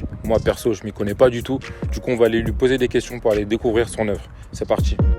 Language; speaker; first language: French; native; French